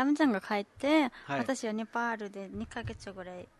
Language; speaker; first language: Japanese; non-native, learner; Nepali